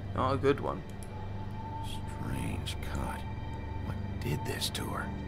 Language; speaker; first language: English; native; English